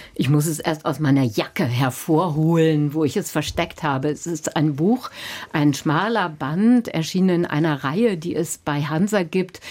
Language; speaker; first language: German; native; German